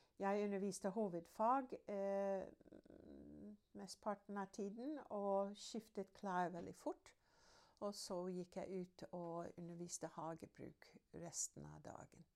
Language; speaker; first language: Norwegian; non-native, fluent; English